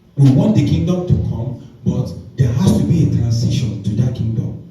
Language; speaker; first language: English; non-native, local second language; Yoruba